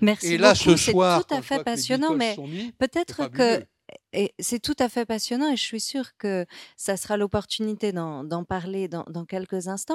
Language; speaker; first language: French; native; French